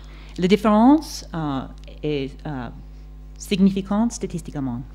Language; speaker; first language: French; non-native, fluent; English